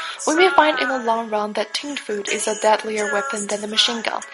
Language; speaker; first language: English; non-native, fluent; Chinese